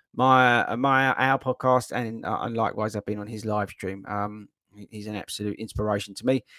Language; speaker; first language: English; native; English